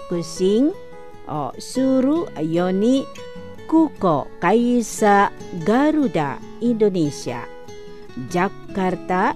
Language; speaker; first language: Japanese; non-native, fluent; Indonesian